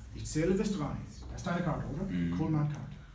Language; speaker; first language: German; non-native, fluent; English